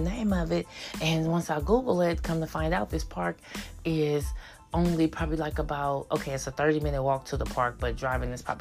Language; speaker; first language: English; native; English